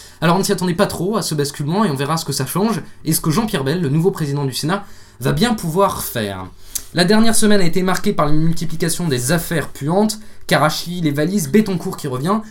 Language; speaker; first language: French; native; French